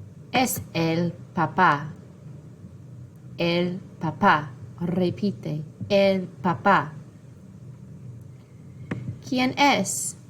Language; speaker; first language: Spanish; non-native, fluent; English